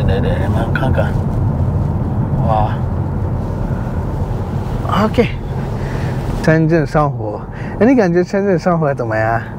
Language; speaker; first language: Chinese; non-native, learner; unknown